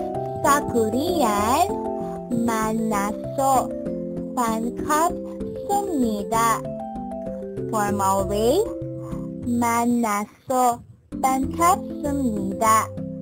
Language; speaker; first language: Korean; non-native, learner; Filipino